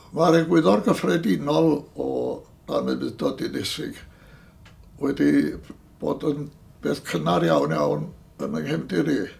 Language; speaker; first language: Welsh; native; Welsh